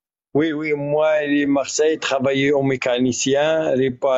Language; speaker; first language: French; non-native, learner; Arabic